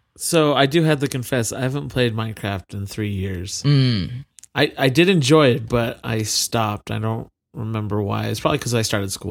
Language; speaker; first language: English; native; English